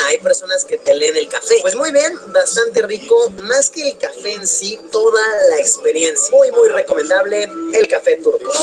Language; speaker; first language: Spanish; native; Spanish